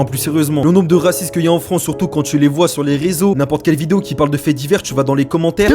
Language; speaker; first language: French; native; French